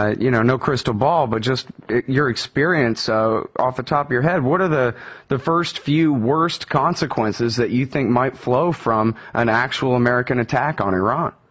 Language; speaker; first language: English; native; English